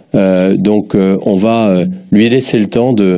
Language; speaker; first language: French; native; French